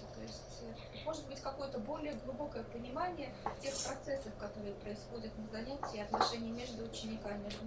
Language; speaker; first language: Russian; native; Russian